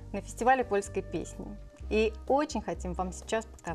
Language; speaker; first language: Russian; native; Russian